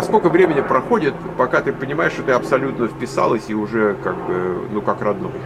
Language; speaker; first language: Russian; native; Russian